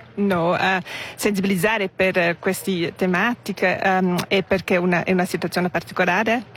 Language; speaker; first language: Italian; non-native, local second language; Romansh